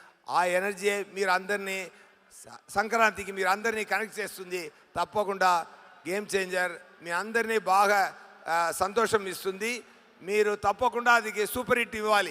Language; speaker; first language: Telugu; non-native, learner; Tamil